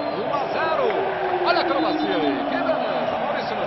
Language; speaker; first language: Portuguese; native; Portuguese